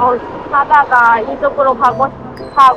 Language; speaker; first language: Korean; non-native, learner; Khmer